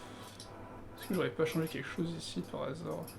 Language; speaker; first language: French; native; French